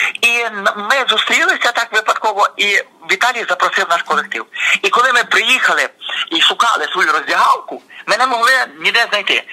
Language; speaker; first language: Ukrainian; native; Ukrainian